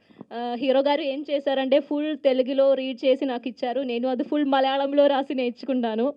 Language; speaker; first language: Telugu; non-native, local second language; Malayalam